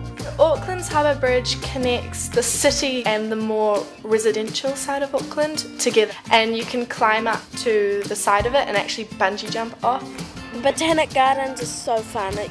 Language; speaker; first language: English; native; English